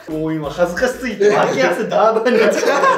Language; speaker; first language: Japanese; native; Japanese